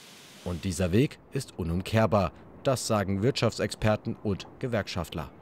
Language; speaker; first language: German; native; German